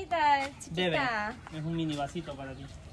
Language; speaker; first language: Spanish; native; Spanish